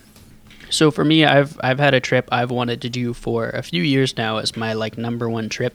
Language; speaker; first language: English; native; English